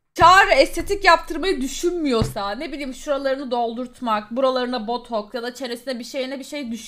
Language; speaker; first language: Turkish; native; Turkish